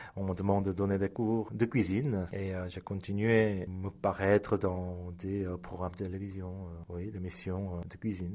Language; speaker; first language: French; early bilingual, other home language; Korean